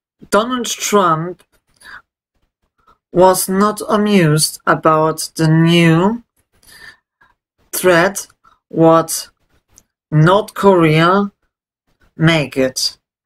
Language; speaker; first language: English; non-native, learner; German